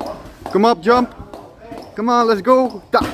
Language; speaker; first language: English; non-native, fluent; Dutch